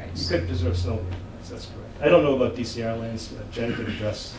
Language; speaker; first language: English; native; English